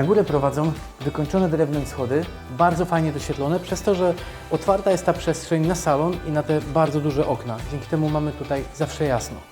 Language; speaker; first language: Polish; native; Polish